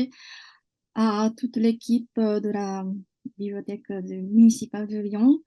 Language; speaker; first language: French; non-native, fluent; Japanese